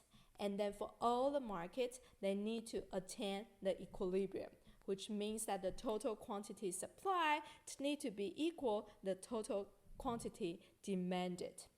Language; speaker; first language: English; non-native, fluent; Chinese